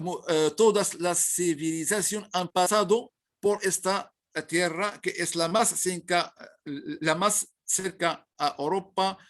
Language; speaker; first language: Spanish; non-native, learner; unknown